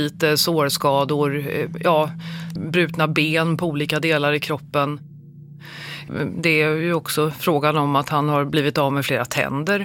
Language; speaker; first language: Swedish; native; Swedish